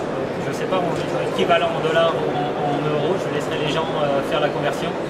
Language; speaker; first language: French; native; French